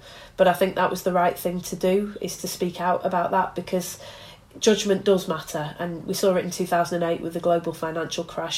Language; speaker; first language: English; native; English